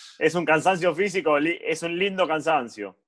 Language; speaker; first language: Spanish; native; Spanish